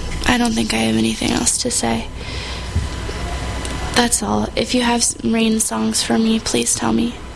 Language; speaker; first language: English; native; English